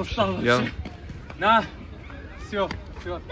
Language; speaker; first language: Russian; early bilingual, heritage; Russian